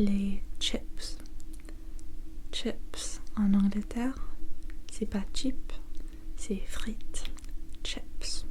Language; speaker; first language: French; non-native, learner; English